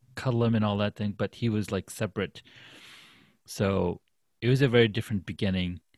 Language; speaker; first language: English; non-native, fluent; Urdu